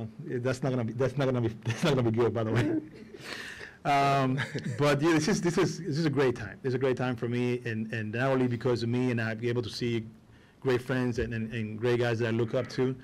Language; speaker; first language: English; non-native, fluent; Spanish